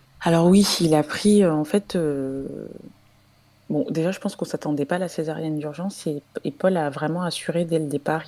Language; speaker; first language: French; native; French